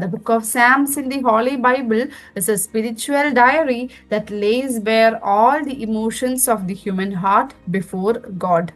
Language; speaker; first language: English; non-native, local second language; Malayalam